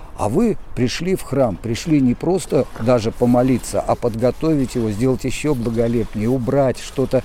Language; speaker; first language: Russian; native; Russian